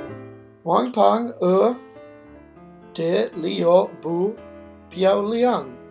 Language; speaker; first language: Chinese; non-native, learner; English